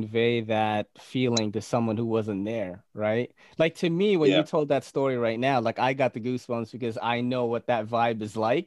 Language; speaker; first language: English; early bilingual, other home language; Bikol